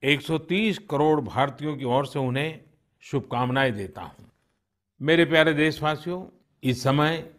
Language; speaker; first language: Hindi; non-native, local second language; Gujarati